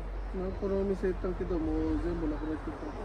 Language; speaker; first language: Japanese; non-native, learner; Filipino